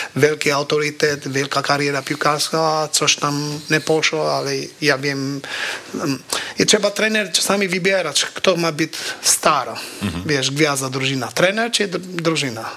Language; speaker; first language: Polish; non-native, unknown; Albanian